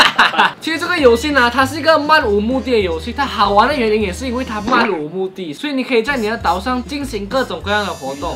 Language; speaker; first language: Chinese; native; Chinese